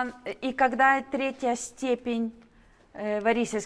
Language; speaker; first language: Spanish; non-native, learner; Russian